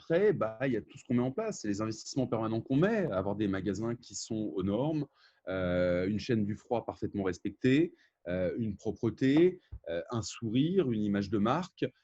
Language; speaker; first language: French; native; French